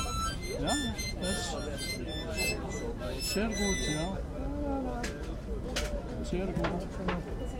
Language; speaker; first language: German; non-native, learner; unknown